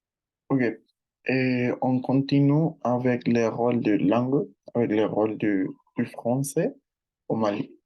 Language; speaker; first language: French; non-native, learner; Spanish